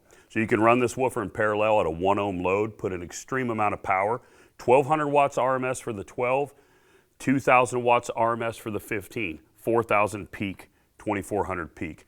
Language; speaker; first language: English; native; English